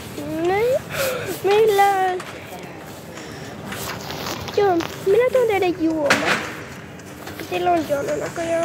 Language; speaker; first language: Finnish; early bilingual, heritage; Finnish